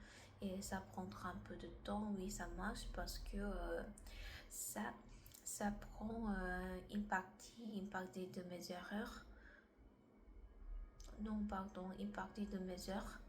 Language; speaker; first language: French; non-native, learner; Korean